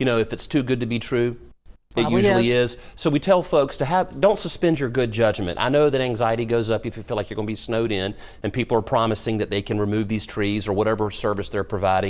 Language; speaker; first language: English; native; English